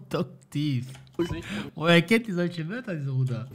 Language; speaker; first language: German; native; German